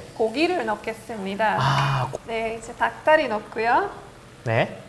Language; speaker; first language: Korean; non-native, fluent; Hungarian